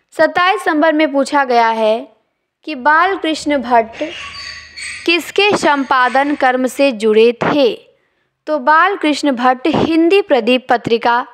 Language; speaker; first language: Hindi; native; Hindi